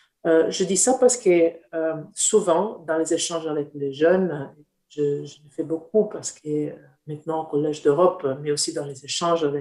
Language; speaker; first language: French; non-native, fluent; Italian